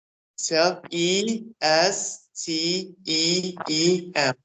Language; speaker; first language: English; non-native, learner; Turkish